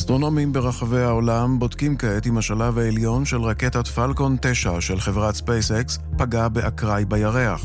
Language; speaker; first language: Hebrew; native; Hebrew